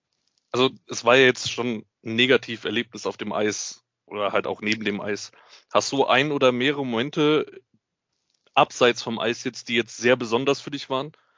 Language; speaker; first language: German; native; German